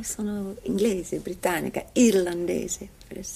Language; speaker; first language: Italian; non-native, fluent; English